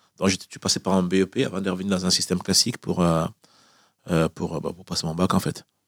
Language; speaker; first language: French; early bilingual, other home language; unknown